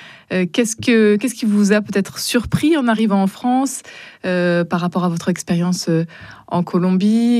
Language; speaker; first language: French; native; French